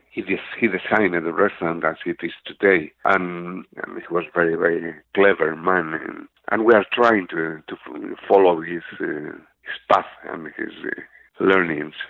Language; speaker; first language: English; non-native, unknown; Spanish